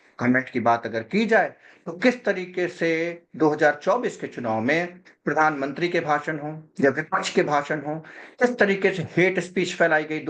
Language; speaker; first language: Hindi; native; Hindi